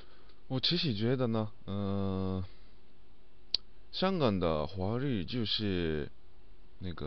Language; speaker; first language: Chinese; non-native, learner; Japanese